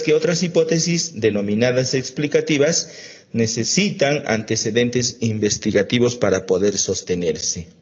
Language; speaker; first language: Spanish; native; Spanish